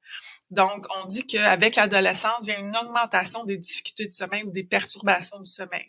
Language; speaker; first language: French; native; French